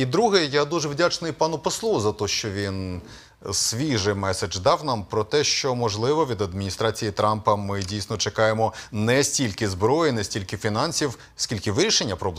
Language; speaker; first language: Ukrainian; native; Ukrainian